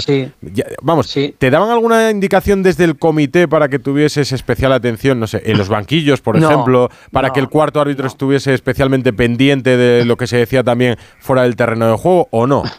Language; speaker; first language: Spanish; native; Spanish